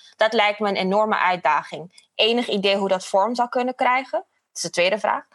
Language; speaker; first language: Dutch; non-native, fluent; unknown